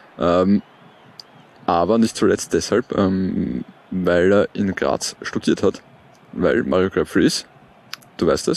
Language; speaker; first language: German; native; German